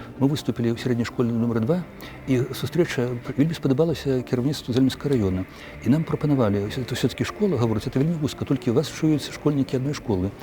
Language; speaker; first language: Belarusian; native; Belarusian